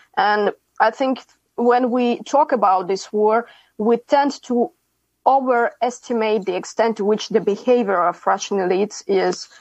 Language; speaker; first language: English; non-native, fluent; Ukrainian